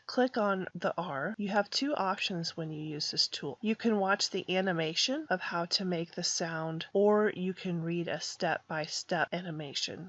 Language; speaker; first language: English; native; English